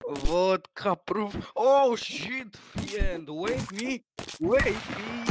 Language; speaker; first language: English; non-native, learner; Romanian